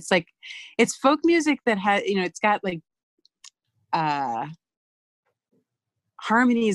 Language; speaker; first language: English; native; English